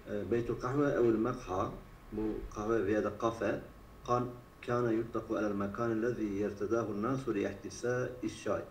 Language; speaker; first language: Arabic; non-native, learner; Turkish